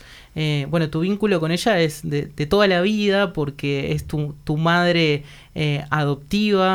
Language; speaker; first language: Spanish; native; Spanish